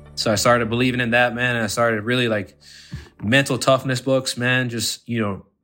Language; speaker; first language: English; native; English